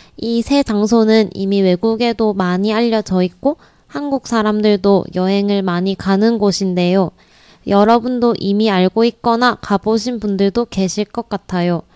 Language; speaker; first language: Korean; native; Korean